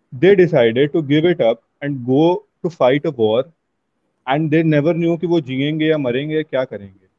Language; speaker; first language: Hindi; native; Hindi